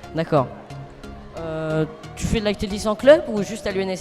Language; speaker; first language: French; native; French